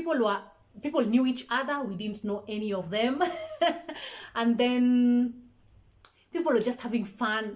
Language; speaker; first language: English; non-native, local second language; Swahili